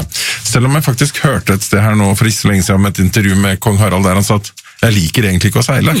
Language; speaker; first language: Norwegian; native; Norwegian